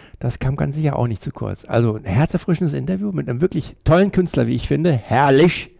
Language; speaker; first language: German; native; German